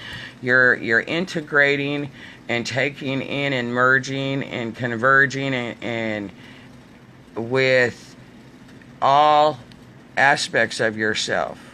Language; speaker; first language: English; native; English